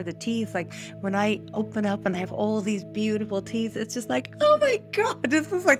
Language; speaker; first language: English; native; English